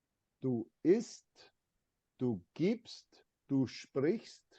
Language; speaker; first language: German; non-native, fluent; English